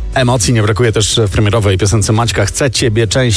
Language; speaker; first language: Polish; native; Polish